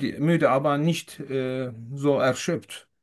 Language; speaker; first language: German; non-native, fluent; Turkish